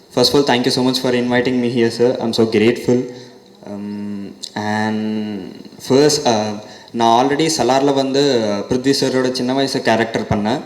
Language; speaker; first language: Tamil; non-native, learner; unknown